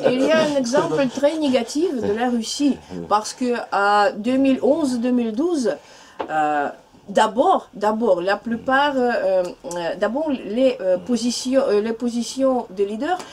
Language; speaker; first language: French; non-native, learner; Russian